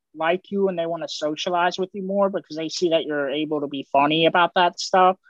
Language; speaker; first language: English; native; English